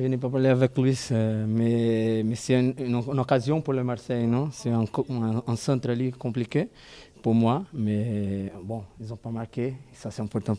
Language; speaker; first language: French; non-native, learner; Portuguese